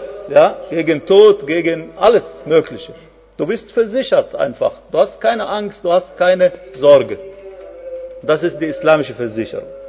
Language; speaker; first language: German; non-native, fluent; Arabic